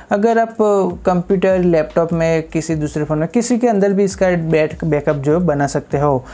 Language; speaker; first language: Hindi; native; Hindi